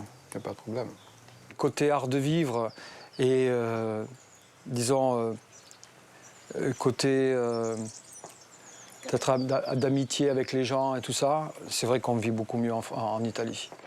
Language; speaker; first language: French; native; French